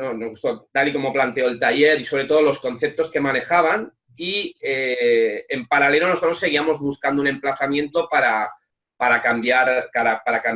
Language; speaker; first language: Spanish; native; Spanish